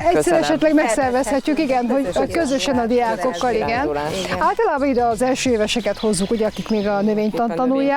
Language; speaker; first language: Hungarian; native; Hungarian